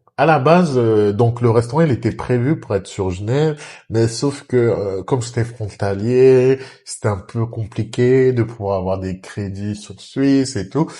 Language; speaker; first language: French; early bilingual, other home language; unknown